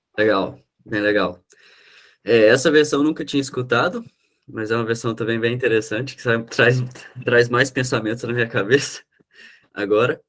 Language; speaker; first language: Portuguese; native; Portuguese